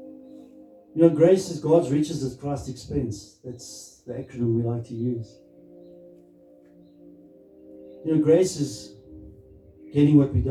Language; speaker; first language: English; native; English